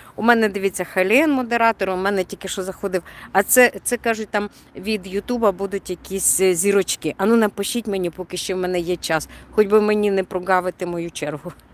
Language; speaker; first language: Ukrainian; native; Ukrainian